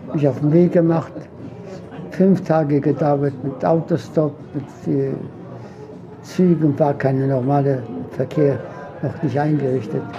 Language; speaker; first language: German; non-native, fluent; Polish